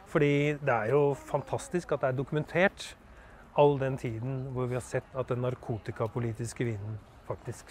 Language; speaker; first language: Norwegian; native; Norwegian